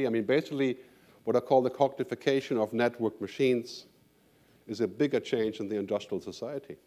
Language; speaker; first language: English; non-native, fluent; German